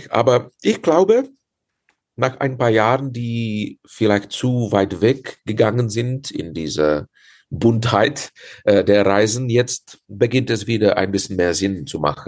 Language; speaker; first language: German; non-native, fluent; Czech